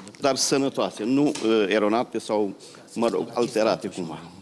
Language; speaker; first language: Romanian; native; Romanian